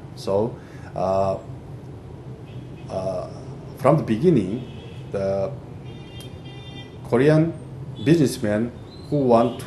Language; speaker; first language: English; non-native, fluent; Korean